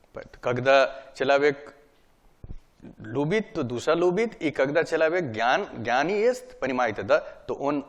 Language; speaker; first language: Russian; non-native, learner; Hindi